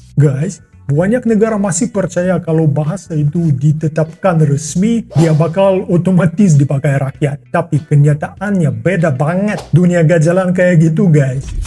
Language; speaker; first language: Indonesian; non-native, fluent; Russian